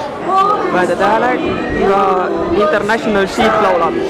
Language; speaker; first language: Estonian; native; Estonian